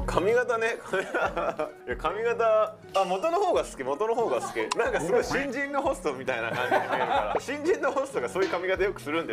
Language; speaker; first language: Japanese; native; Japanese